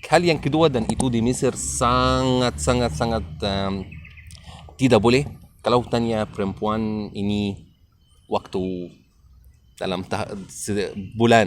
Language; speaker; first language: Indonesian; non-native, learner; Arabic